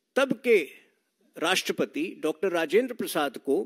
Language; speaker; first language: Hindi; native; Hindi